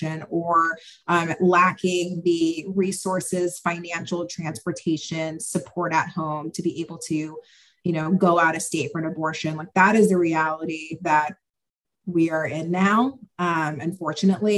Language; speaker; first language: English; native; English